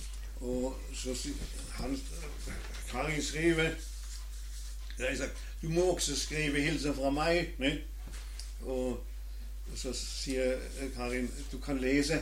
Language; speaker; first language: Norwegian; non-native, learner; German